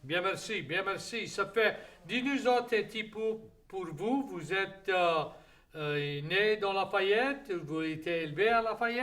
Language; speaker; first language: French; native; French